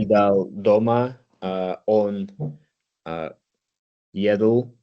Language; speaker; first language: Czech; non-native, learner; English